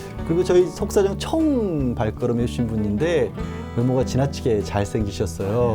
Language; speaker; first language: Korean; native; Korean